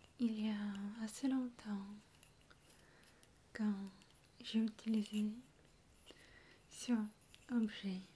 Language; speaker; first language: French; non-native, fluent; Russian